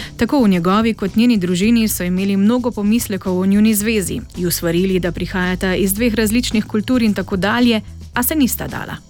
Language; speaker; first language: Slovenian; native; Slovenian